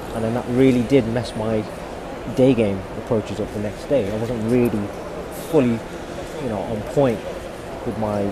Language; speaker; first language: English; native; English